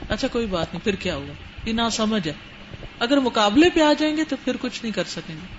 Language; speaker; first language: Urdu; native; Urdu